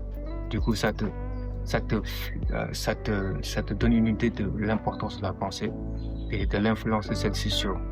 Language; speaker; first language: French; non-native, local second language; Wolof